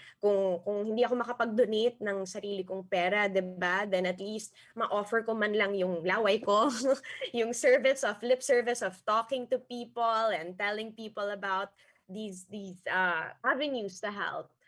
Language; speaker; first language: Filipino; native; Filipino